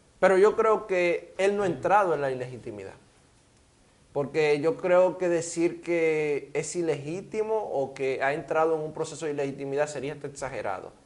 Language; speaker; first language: Spanish; native; Spanish